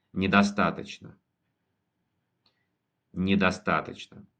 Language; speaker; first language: Russian; non-native, fluent; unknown